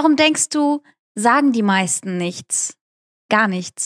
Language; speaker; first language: German; early bilingual, other home language; Russian